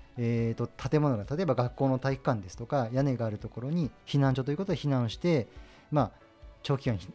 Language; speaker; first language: Japanese; native; Japanese